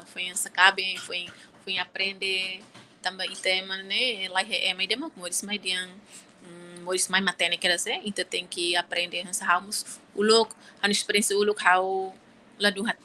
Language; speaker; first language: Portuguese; non-native, local second language; Tetum